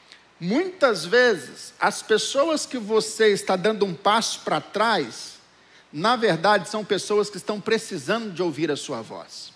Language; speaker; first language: Portuguese; native; Portuguese